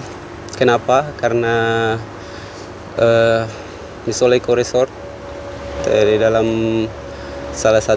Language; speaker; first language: Indonesian; non-native, local second language; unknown